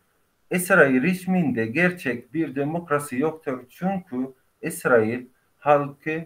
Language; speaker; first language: Turkish; non-native, fluent; Arabic